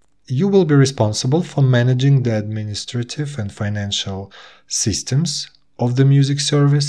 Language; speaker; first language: English; non-native, fluent; Russian